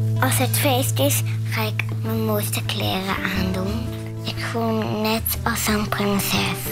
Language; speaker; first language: Dutch; early bilingual, other home language; Hebrew